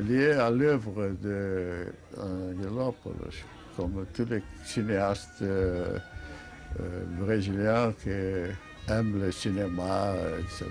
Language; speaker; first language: French; non-native, fluent; Portuguese